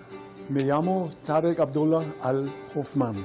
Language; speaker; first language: Spanish; non-native, fluent; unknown